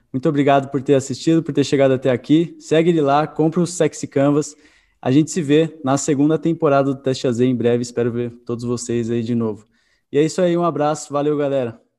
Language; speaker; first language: Portuguese; native; Portuguese